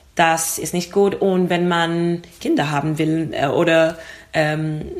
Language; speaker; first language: German; non-native, learner; English